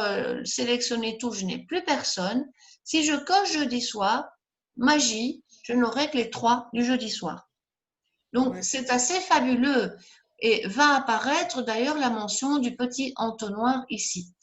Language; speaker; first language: French; native; French